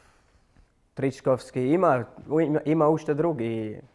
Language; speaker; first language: Macedonian; non-native, learner; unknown